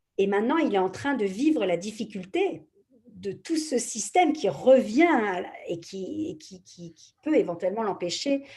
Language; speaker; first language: French; native; French